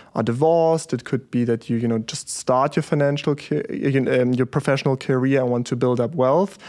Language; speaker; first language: English; early bilingual, other home language; German